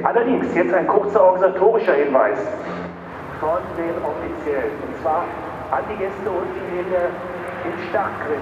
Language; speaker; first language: German; native; German